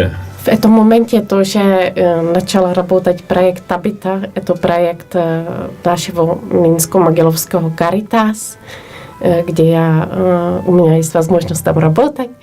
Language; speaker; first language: Russian; non-native, fluent; Polish